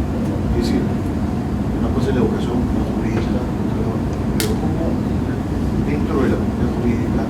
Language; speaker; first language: Spanish; native; Spanish